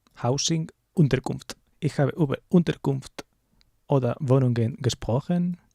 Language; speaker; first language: German; non-native, learner; English